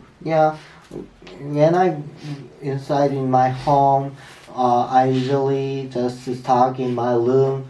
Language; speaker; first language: English; non-native, learner; Korean